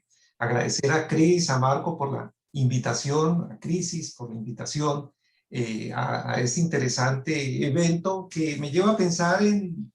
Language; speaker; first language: Spanish; native; Spanish